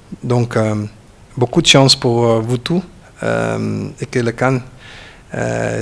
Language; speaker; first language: French; non-native, learner; Dutch